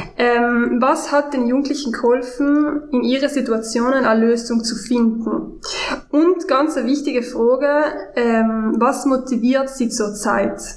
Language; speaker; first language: German; native; German